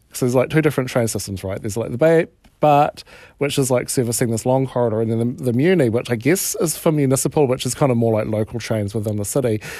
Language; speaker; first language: English; native; English